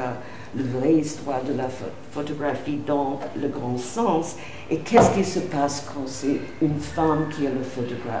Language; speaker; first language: French; non-native, fluent; English